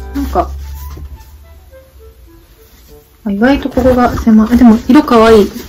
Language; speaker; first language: Japanese; native; Japanese